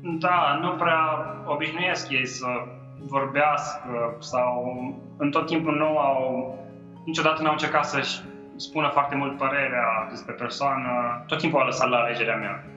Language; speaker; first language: Romanian; native; Romanian